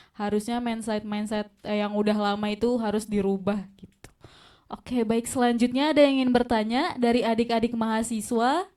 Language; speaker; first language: Indonesian; native; Indonesian